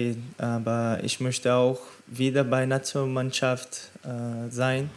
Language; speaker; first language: German; non-native, learner; Portuguese